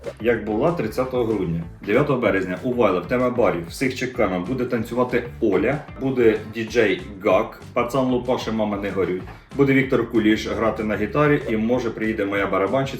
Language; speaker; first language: Ukrainian; native; Ukrainian